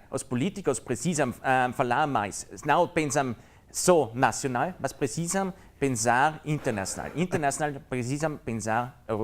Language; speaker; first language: Portuguese; non-native, learner; German